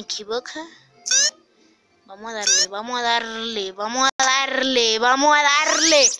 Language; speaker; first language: Spanish; native; Spanish